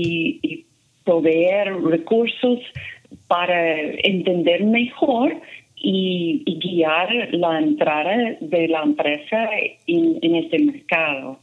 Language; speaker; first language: Spanish; non-native, fluent; English